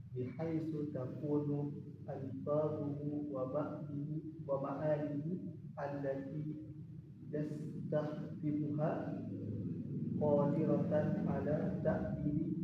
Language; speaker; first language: Arabic; non-native, fluent; Indonesian